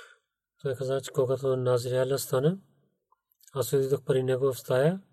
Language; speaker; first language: Bulgarian; non-native, learner; Urdu